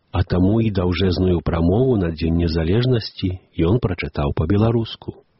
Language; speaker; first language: Belarusian; native; Belarusian